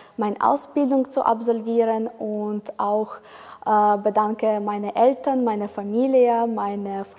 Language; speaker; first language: German; non-native, fluent; Ukrainian